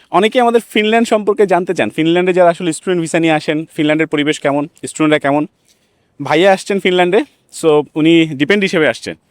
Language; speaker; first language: Bangla; native; Bangla